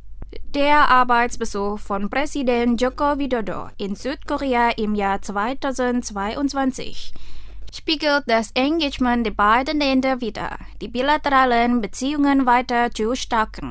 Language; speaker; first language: German; non-native, fluent; Indonesian